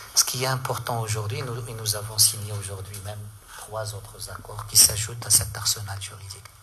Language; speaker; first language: French; non-native, local second language; Arabic